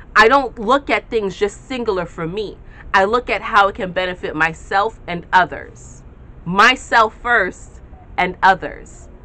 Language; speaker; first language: English; native; English